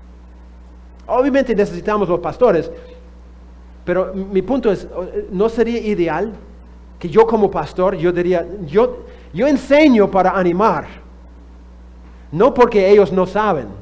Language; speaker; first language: Spanish; non-native, fluent; English